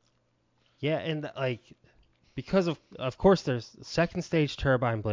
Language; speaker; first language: English; native; English